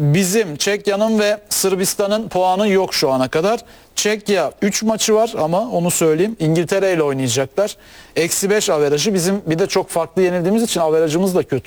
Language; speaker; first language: Turkish; native; Turkish